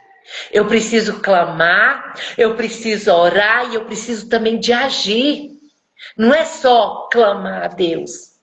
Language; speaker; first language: Portuguese; native; Portuguese